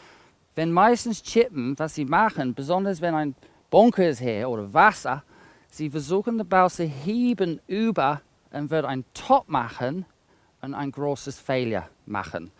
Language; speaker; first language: German; non-native, fluent; English